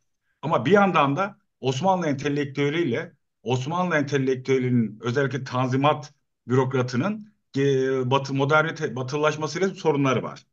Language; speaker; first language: Turkish; native; Turkish